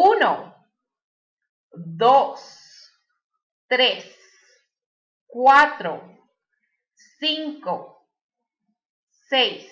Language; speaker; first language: Spanish; early bilingual, heritage; Spanish